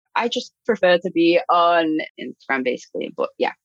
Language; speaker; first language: English; native; English